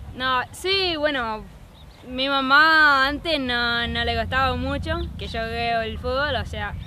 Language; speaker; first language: Spanish; non-native, fluent; English